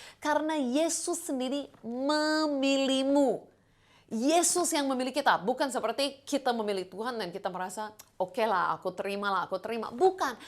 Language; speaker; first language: Indonesian; non-native, fluent; English